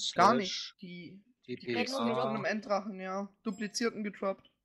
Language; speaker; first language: German; native; German